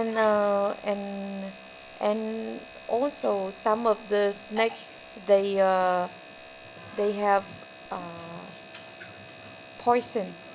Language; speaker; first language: English; non-native, learner; Vietnamese